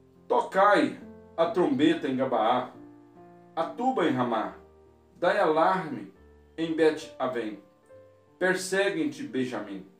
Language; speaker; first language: Portuguese; native; Portuguese